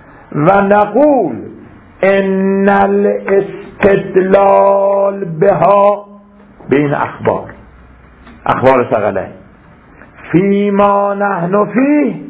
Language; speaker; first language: Persian; native; Persian